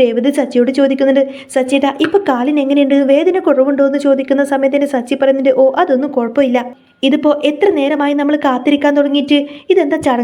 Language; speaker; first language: Malayalam; native; Malayalam